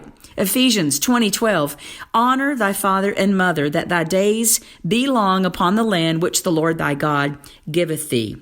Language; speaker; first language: English; native; English